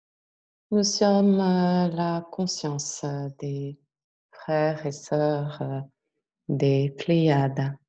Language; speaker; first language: French; native; French